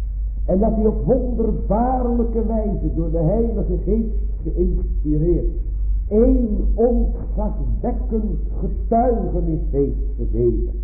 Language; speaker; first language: Dutch; native; Dutch